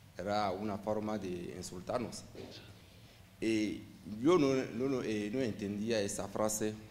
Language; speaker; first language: Spanish; non-native, fluent; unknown